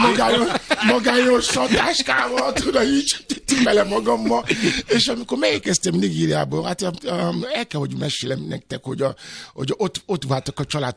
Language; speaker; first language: Hungarian; non-native, learner; Yoruba